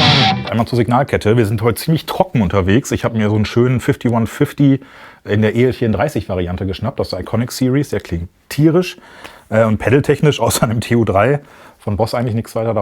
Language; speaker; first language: German; native; German